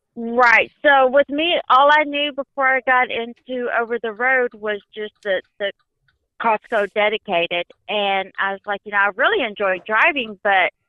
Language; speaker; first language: English; native; English